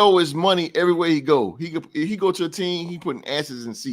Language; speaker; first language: English; native; English